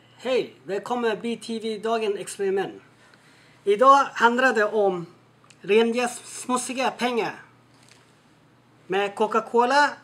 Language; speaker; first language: Swedish; non-native, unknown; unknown